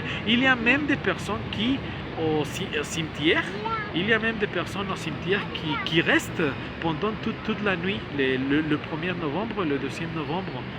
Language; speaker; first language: French; non-native, learner; Spanish